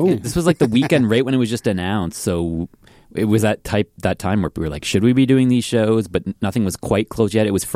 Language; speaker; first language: English; native; English